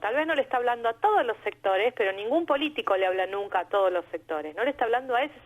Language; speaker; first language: Spanish; native; Spanish